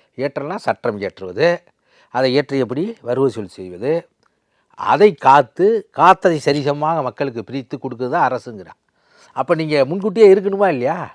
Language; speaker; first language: Tamil; native; Tamil